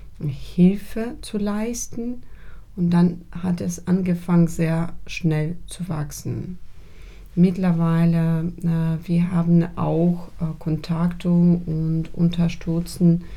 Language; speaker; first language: German; non-native, fluent; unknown